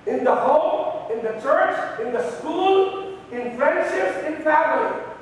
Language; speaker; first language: English; non-native, local second language; Filipino